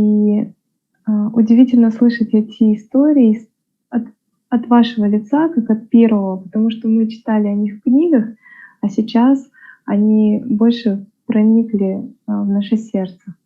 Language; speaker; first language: Russian; native; Russian